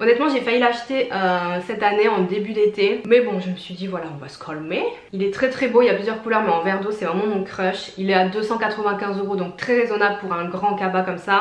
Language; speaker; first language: French; native; French